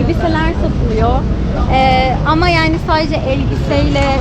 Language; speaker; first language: Turkish; non-native, fluent; Persian